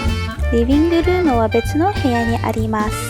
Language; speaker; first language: Japanese; non-native, fluent; Arabic